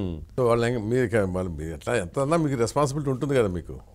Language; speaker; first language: Telugu; native; Telugu